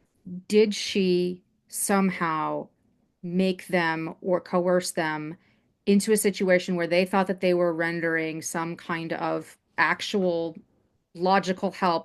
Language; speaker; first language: English; native; English